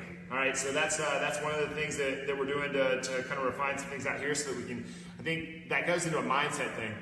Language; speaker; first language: English; native; English